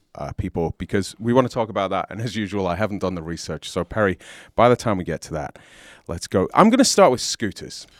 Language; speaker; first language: English; native; English